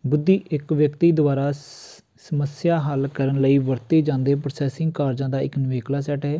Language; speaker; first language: Hindi; non-native, local second language; Punjabi